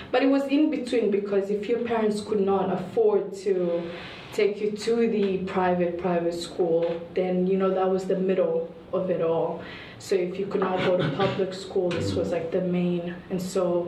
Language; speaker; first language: English; non-native, local second language; Kinyarwanda